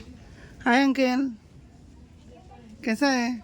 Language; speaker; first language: Hindi; non-native, learner; Bangla